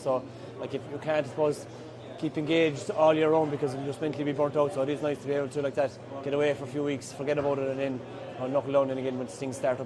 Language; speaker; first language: English; native; English